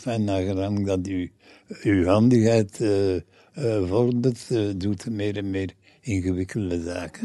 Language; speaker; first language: Dutch; non-native, fluent; English